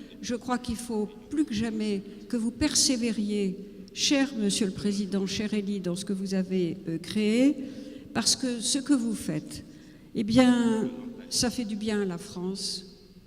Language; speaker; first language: French; native; French